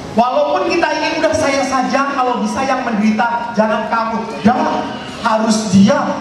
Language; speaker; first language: Indonesian; non-native, local second language; Javanese